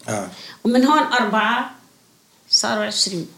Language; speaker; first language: Swedish; non-native, learner; Arabic